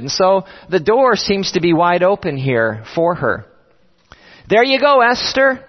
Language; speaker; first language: English; native; English